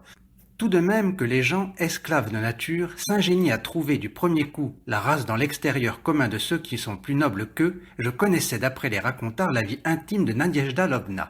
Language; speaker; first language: French; native; French